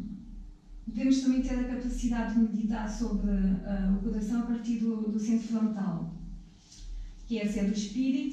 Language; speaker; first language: Portuguese; native; Portuguese